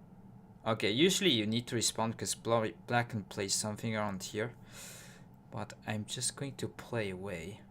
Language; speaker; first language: English; non-native, fluent; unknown